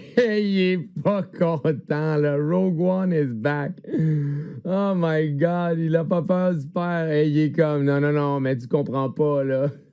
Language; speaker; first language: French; native; French